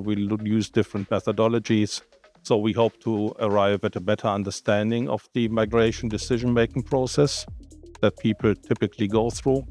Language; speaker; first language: English; non-native, fluent; German